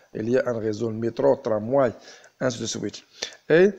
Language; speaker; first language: French; non-native, local second language; Arabic